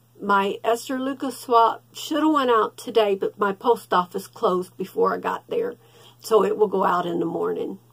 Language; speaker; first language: English; native; English